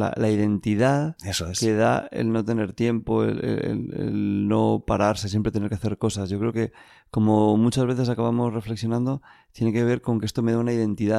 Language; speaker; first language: Spanish; native; Spanish